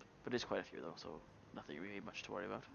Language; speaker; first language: English; native; English